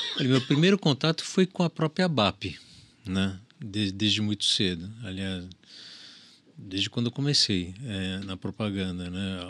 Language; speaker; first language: Portuguese; early bilingual, other home language; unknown